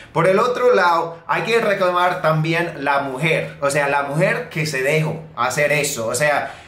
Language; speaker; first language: Spanish; non-native, fluent; English